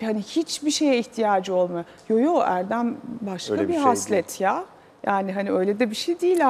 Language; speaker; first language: Turkish; native; Turkish